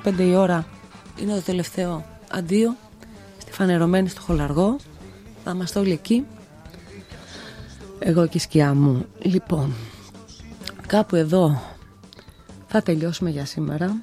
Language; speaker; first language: Greek; native; Greek